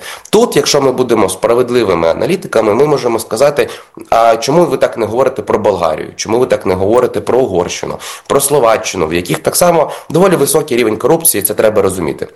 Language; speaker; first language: Ukrainian; native; Ukrainian